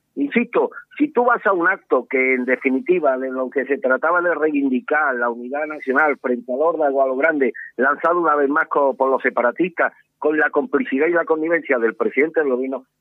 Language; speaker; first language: Spanish; native; Spanish